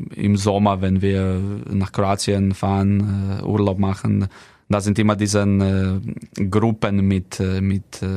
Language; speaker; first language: German; non-native, fluent; Slovenian